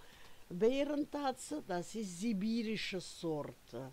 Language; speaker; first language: German; non-native, fluent; Russian